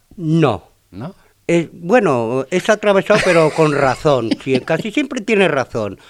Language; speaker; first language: Spanish; native; Spanish